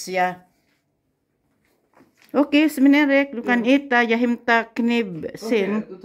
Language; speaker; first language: Swedish; non-native, learner; Filipino